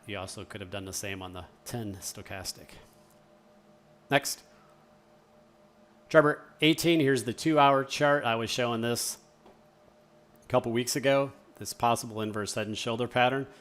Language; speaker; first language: English; native; English